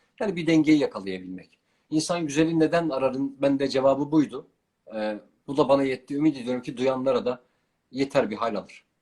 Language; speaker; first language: Turkish; non-native, local second language; Kurdish